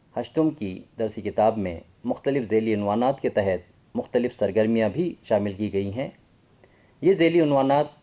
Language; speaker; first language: Urdu; native; Urdu